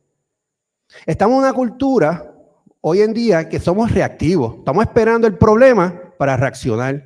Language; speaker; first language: Spanish; native; Spanish